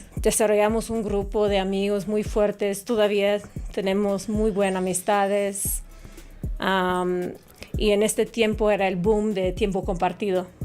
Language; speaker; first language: Spanish; non-native, fluent; English